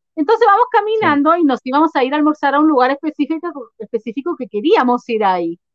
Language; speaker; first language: Spanish; native; Spanish